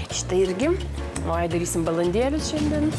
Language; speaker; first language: Lithuanian; native; Lithuanian